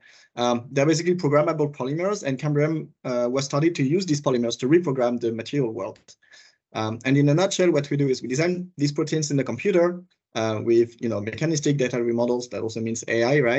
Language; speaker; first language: English; non-native, fluent; French